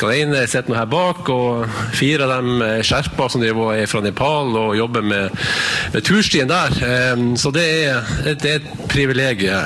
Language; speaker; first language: Norwegian; native; Norwegian